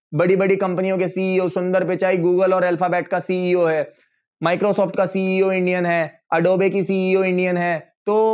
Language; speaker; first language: Hindi; native; Hindi